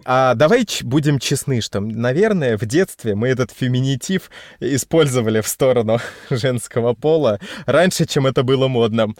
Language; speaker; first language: Russian; native; Russian